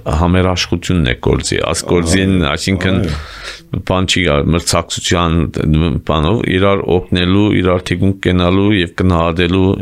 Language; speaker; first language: Armenian; early bilingual, heritage; Armenian